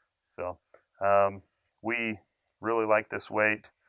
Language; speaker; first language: English; native; English